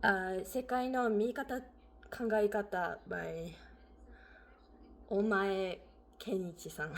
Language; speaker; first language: Japanese; non-native, learner; English